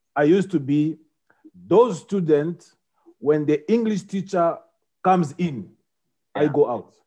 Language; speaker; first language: English; non-native, fluent; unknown